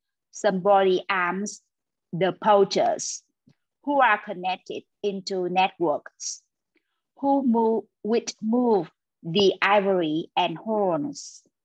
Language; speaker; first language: English; non-native, learner; Vietnamese